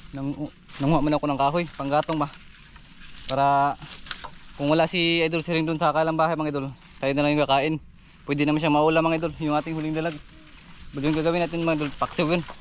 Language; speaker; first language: Filipino; non-native, local second language; Cebuano